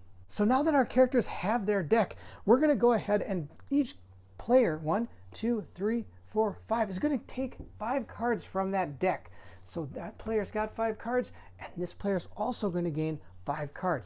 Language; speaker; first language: English; native; English